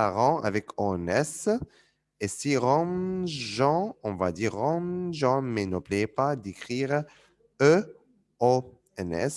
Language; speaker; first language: French; non-native, fluent; Arabic